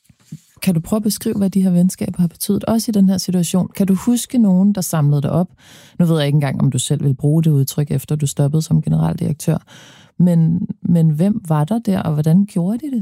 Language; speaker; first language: Danish; native; Danish